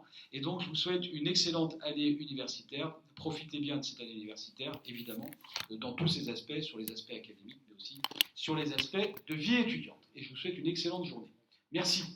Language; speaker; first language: French; native; French